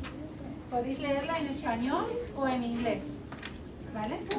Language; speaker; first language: Spanish; native; Spanish